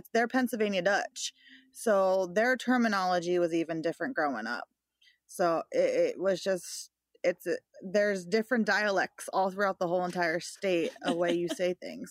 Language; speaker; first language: English; native; English